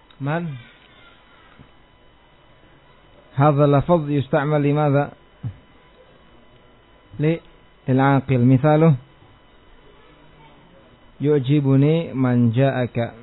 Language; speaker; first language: Arabic; non-native, fluent; Indonesian